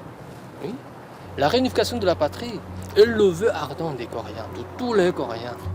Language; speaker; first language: French; non-native, fluent; Korean